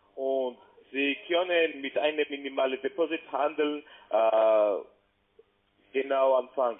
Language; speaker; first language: German; non-native, learner; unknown